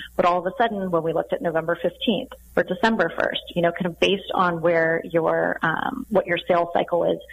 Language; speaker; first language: English; native; English